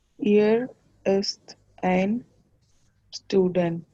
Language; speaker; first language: German; non-native, learner; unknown